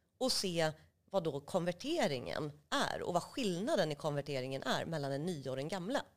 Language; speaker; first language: Swedish; native; Swedish